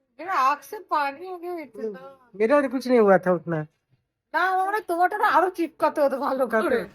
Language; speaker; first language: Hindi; non-native, local second language; Bangla